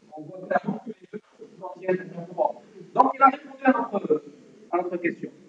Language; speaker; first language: French; non-native, local second language; Arabic